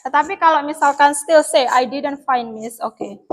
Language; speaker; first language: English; non-native, learner; Indonesian